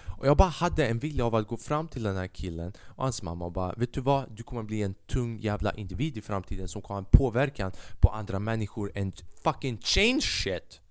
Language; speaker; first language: Swedish; early bilingual, other home language; Albanian